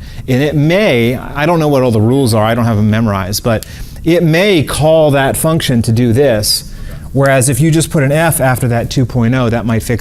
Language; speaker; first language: English; native; English